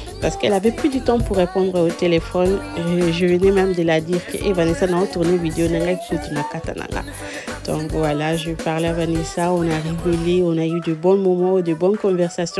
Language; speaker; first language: French; non-native, local second language; Lingala